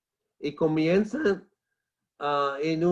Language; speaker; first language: Spanish; non-native, fluent; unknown